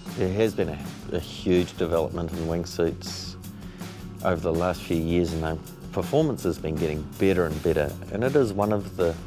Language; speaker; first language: English; native; English